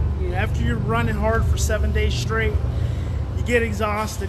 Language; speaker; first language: English; native; English